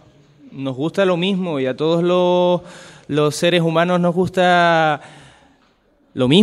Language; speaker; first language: Spanish; native; Spanish